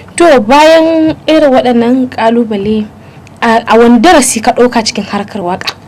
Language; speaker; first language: Hausa; native; Hausa